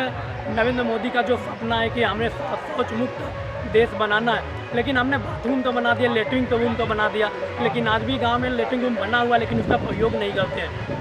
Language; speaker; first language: Hindi; native; Hindi